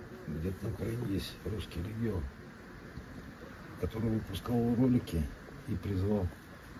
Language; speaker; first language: Russian; native; Russian